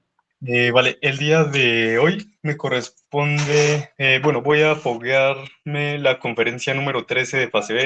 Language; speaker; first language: Spanish; native; Spanish